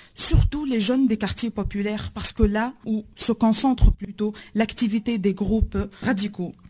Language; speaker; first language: French; non-native, local second language; Arabic